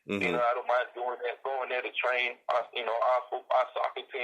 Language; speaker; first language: English; native; English